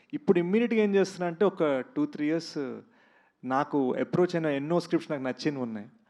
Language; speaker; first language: Telugu; native; Telugu